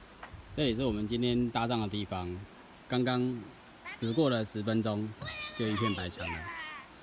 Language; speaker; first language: Chinese; native; Chinese